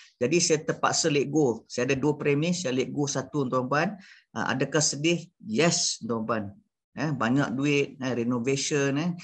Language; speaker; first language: Malay; native; Malay